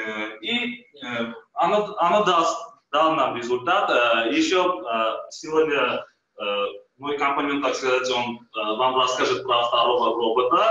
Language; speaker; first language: Russian; non-native, fluent; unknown